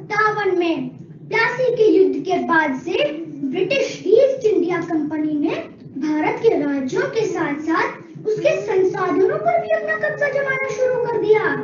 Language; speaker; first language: Hindi; native; Hindi